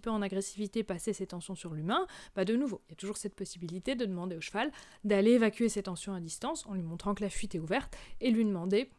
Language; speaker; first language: French; native; French